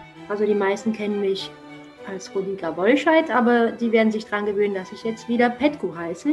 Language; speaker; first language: German; non-native, fluent; Romanian